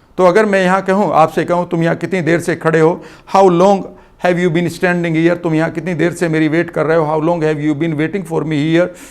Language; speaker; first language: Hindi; native; Hindi